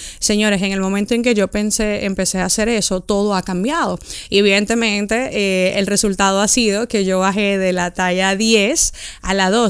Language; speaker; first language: Spanish; native; Spanish